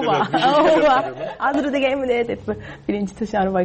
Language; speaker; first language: Kyrgyz; non-native, learner; Japanese